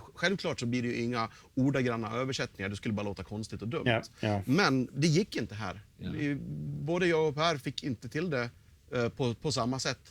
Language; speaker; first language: Swedish; native; Swedish